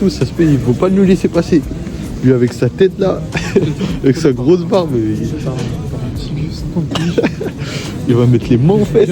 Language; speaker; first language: French; native; French